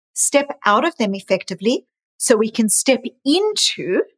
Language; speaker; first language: English; native; English